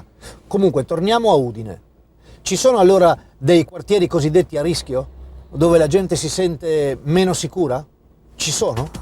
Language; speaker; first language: Italian; native; Italian